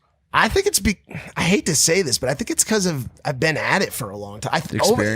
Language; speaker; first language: English; native; English